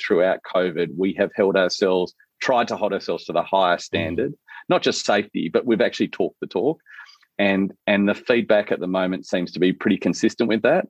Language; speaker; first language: English; native; English